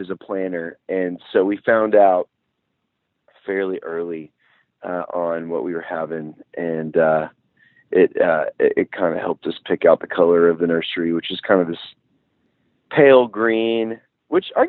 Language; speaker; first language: English; native; English